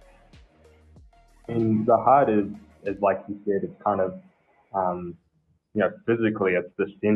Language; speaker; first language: English; native; English